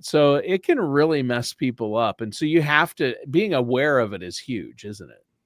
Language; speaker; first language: English; native; English